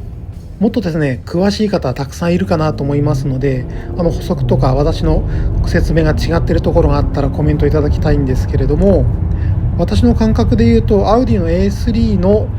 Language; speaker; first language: Japanese; native; Japanese